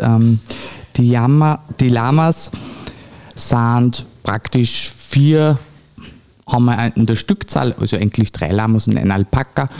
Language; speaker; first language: German; native; German